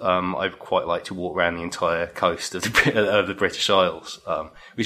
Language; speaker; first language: English; native; English